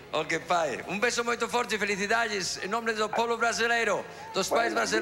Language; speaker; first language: Portuguese; non-native, learner; Spanish